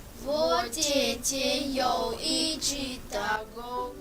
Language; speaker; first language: Chinese; non-native, learner; Kyrgyz